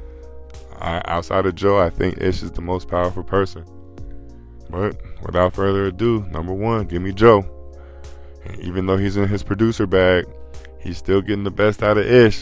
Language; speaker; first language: English; native; English